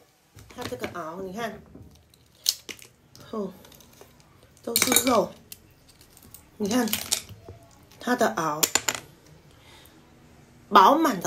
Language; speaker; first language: Chinese; non-native, fluent; Vietnamese